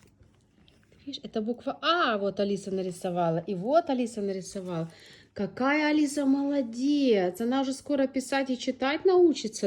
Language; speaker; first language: Russian; native; Russian